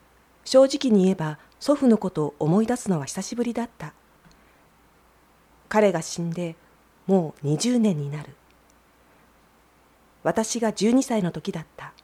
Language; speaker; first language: Japanese; native; Japanese